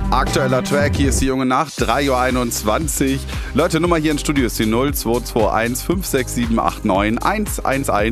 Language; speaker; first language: German; native; German